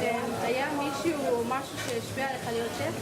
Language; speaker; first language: Hebrew; native; Hebrew